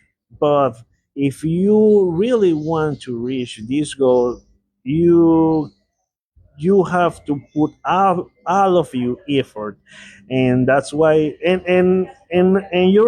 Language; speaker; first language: English; non-native, learner; Spanish